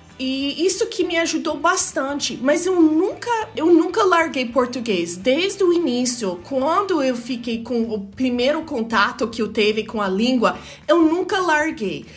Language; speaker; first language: Portuguese; non-native, fluent; English